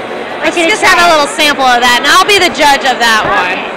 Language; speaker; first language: English; native; English